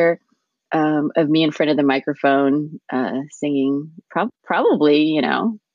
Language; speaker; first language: English; early bilingual, other home language; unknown